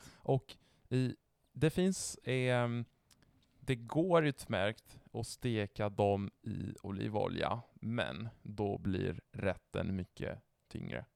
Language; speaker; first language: Swedish; non-native, fluent; Italian